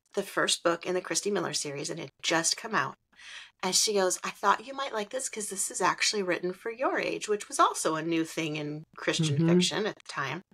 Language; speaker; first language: English; native; English